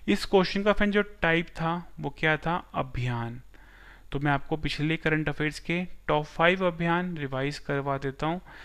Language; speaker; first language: Hindi; non-native, local second language; Gujarati